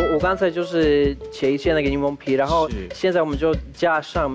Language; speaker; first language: Chinese; non-native, fluent; Polish